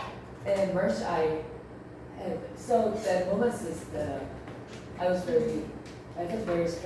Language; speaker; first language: English; non-native, learner; Korean